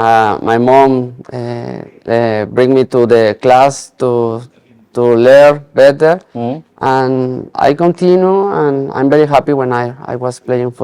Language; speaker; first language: English; non-native, learner; Spanish